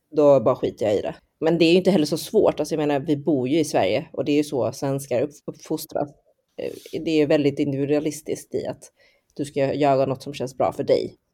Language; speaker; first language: Swedish; early bilingual, other home language; Chinese